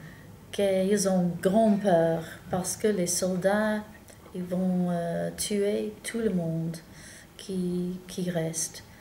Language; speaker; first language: French; non-native, fluent; English